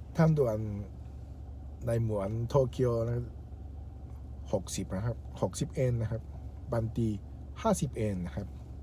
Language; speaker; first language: Thai; native; Thai